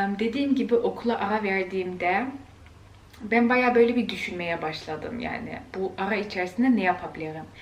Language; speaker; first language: Turkish; early bilingual, heritage; Turkish